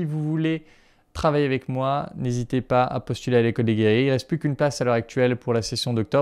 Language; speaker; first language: French; native; French